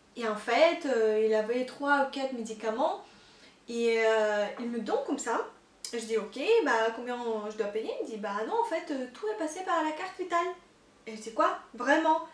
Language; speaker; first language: French; non-native, fluent; Russian